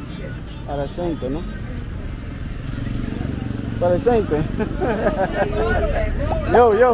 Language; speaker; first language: Portuguese; non-native, learner; English